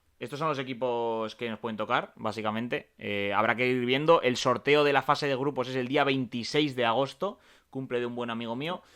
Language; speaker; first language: Spanish; native; Spanish